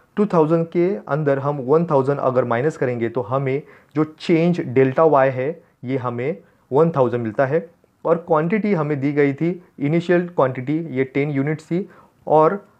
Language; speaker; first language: Hindi; non-native, local second language; Marathi